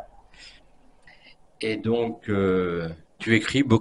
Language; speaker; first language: French; native; French